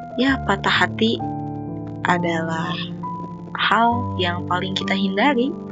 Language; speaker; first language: Indonesian; non-native, local second language; Sundanese